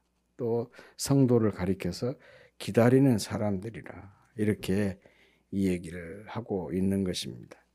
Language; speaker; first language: Korean; native; Korean